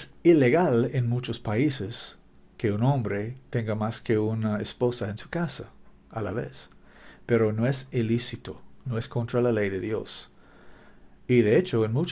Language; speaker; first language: Spanish; non-native, learner; English